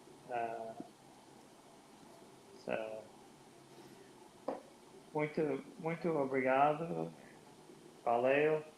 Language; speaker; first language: Portuguese; non-native, learner; English